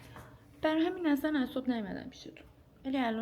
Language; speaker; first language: Persian; native; Persian